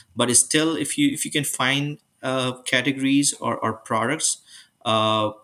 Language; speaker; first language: English; non-native, local second language; Urdu